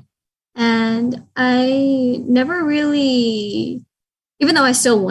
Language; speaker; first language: English; native; English